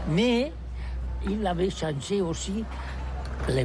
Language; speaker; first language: French; non-native, learner; Catalan